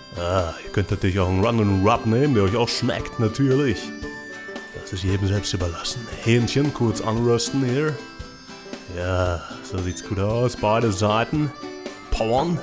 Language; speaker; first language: German; native; German